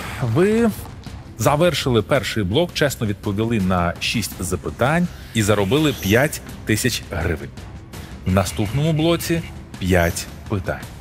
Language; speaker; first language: Ukrainian; native; Ukrainian